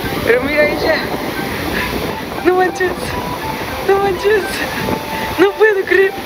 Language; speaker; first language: Spanish; non-native, fluent; Korean